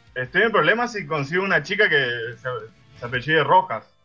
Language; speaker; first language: Spanish; native; Spanish